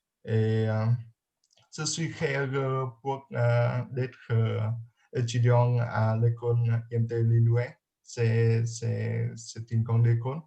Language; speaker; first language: French; non-native, learner; Vietnamese